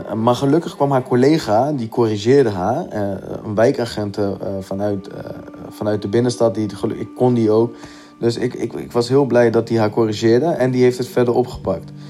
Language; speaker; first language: Dutch; native; Dutch